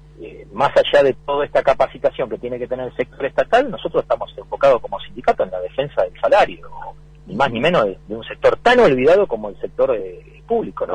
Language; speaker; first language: Spanish; native; Spanish